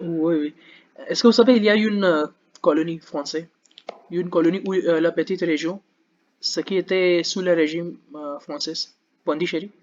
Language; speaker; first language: French; non-native, learner; Hindi